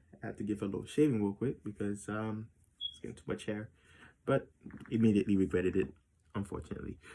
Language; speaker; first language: English; native; English